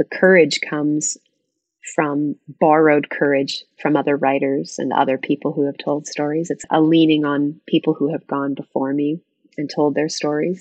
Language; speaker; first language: English; native; English